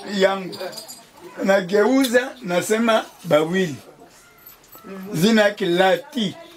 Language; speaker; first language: Swahili; non-native, local second language; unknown